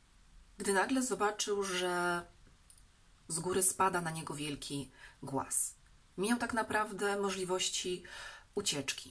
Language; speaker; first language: Polish; native; Polish